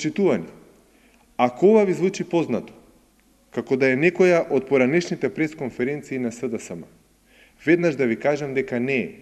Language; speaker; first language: Macedonian; native; Macedonian